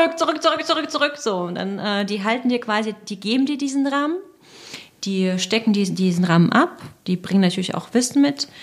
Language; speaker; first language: German; non-native, fluent; Russian